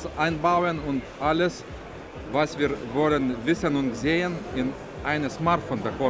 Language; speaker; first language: German; non-native, fluent; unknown